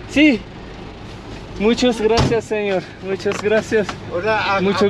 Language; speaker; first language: Spanish; non-native, learner; Turkish